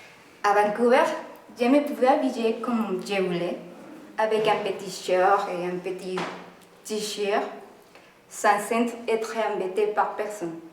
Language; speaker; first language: French; non-native, learner; Spanish